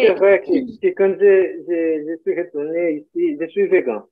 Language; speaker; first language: French; non-native, learner; Portuguese